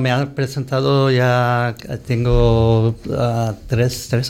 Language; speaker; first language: Spanish; early bilingual, heritage; Spanish